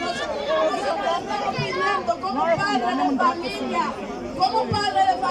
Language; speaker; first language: Spanish; non-native, fluent; Haitian Creole